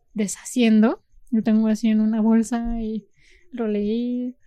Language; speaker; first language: Spanish; native; Spanish